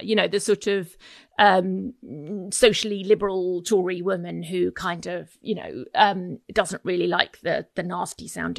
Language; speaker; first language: English; native; English